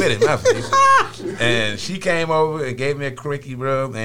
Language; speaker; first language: English; native; English